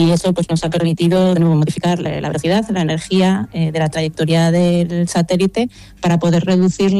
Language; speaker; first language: Spanish; native; Spanish